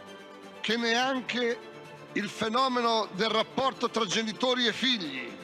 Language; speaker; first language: Italian; native; Italian